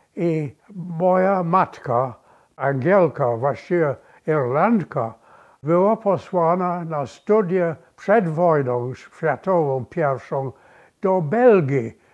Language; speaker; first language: Polish; early bilingual, other home language; English